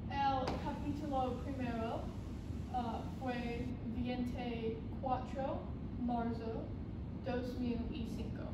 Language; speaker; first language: Spanish; non-native, learner; English